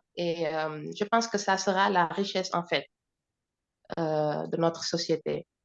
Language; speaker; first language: French; non-native, fluent; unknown